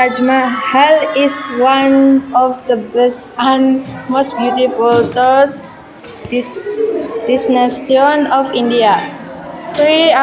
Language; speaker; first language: English; non-native, learner; Indonesian